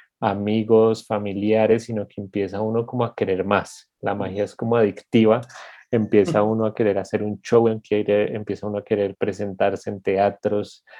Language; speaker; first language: Spanish; native; Spanish